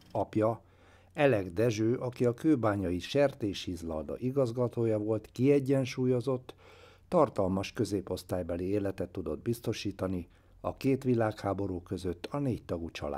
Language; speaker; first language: Hungarian; native; Hungarian